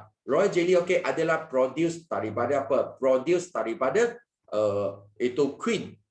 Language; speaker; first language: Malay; non-native, local second language; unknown